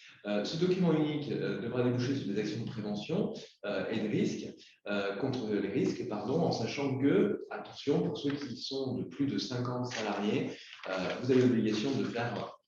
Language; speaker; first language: French; native; French